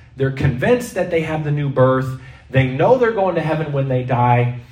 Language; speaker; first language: English; native; English